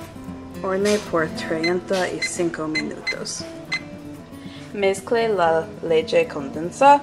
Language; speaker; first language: Spanish; non-native, learner; English